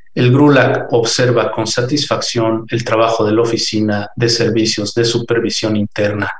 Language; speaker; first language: Spanish; native; Spanish